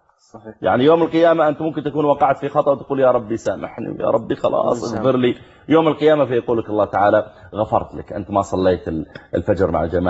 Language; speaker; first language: Arabic; native; Arabic